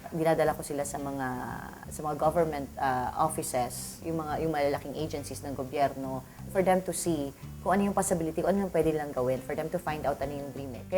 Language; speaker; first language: Filipino; native; Filipino